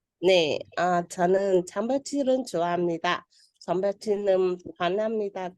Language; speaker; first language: Korean; non-native, learner; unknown